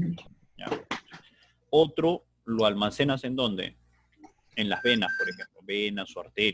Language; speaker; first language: Spanish; native; Spanish